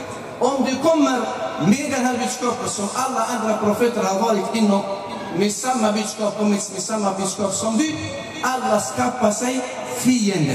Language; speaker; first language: Swedish; non-native, fluent; Arabic